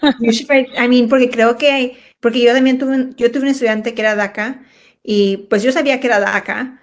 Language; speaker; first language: Spanish; early bilingual, heritage; Spanish